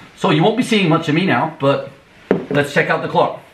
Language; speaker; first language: English; native; English